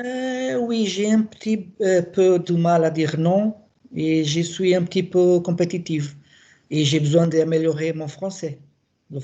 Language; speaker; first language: French; non-native, learner; Portuguese